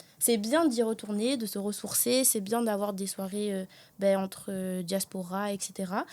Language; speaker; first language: French; native; French